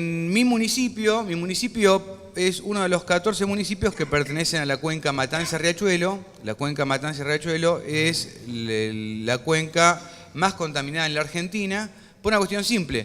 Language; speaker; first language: Spanish; native; Spanish